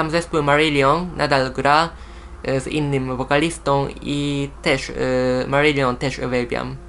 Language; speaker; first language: Polish; non-native, fluent; Japanese